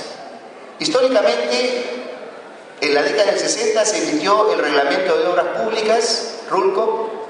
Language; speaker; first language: Spanish; native; Spanish